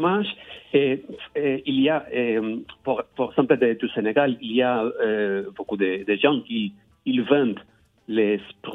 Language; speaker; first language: French; non-native, learner; Spanish